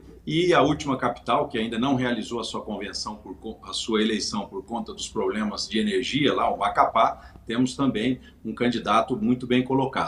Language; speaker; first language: Portuguese; native; Portuguese